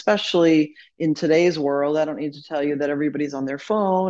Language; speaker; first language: English; native; English